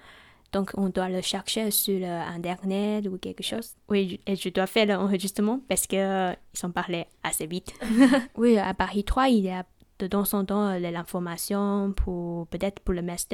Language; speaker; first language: French; non-native, learner; Chinese